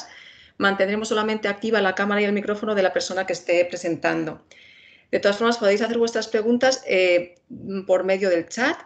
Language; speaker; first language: Spanish; native; Spanish